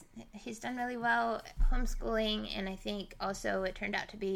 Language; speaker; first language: English; native; English